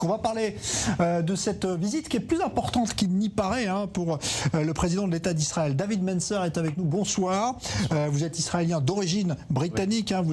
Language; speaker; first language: French; native; French